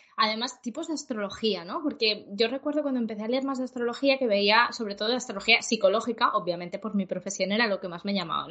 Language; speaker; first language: Spanish; native; Spanish